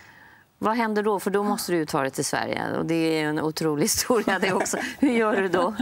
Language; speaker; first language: Swedish; native; Swedish